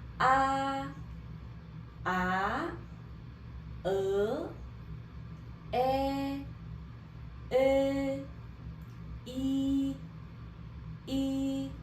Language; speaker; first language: Korean; non-native, learner; Vietnamese